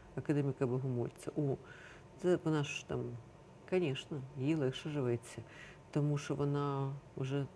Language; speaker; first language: Ukrainian; native; Ukrainian